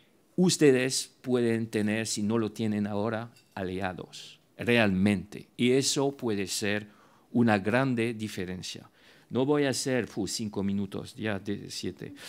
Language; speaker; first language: Spanish; non-native, fluent; French